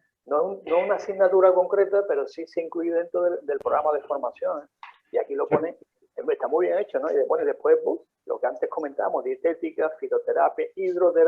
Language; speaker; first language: Spanish; native; Spanish